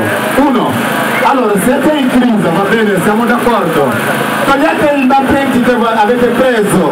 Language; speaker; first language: Italian; non-native, learner; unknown